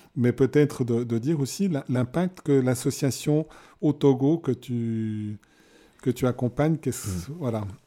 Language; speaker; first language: French; native; French